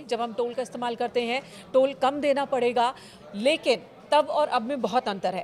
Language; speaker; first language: Hindi; native; Hindi